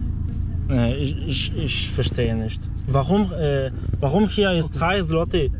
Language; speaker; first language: German; non-native, learner; Polish